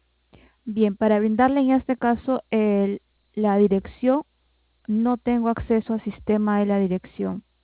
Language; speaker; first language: Spanish; native; Spanish